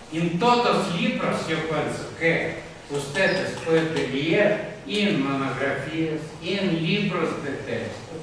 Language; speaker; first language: Spanish; non-native, fluent; Russian